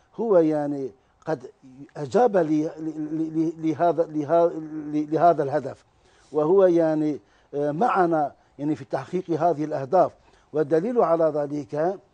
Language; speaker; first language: Arabic; non-native, fluent; Turkish